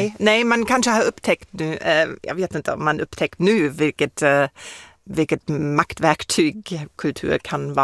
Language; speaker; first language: Swedish; non-native, fluent; German